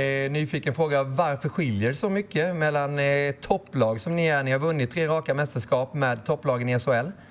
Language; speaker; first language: Swedish; native; Swedish